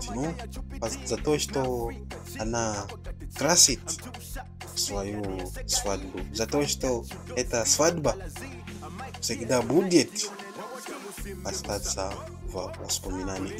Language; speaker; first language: Russian; non-native, fluent; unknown